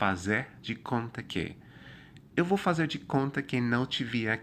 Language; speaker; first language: Portuguese; non-native, fluent; English